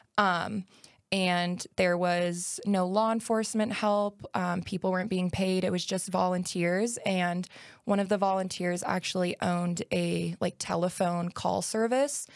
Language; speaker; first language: English; native; English